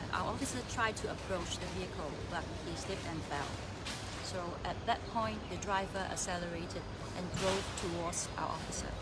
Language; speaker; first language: English; non-native, local second language; Cantonese